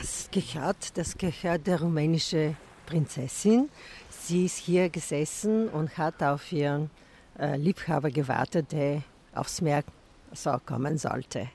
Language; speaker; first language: German; non-native, fluent; Bulgarian